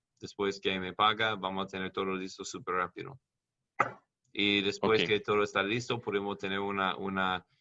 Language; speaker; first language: Spanish; non-native, learner; English